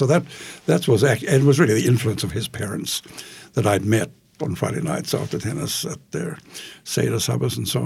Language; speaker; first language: English; native; English